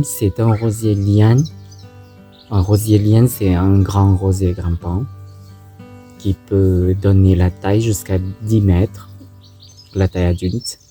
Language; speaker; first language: French; non-native, fluent; Thai